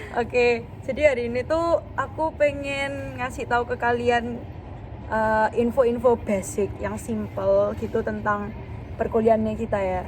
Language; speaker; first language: Indonesian; native; Indonesian